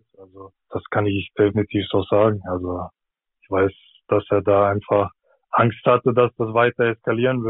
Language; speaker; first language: German; native; German